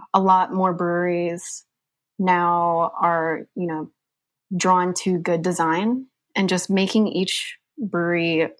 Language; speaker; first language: English; native; English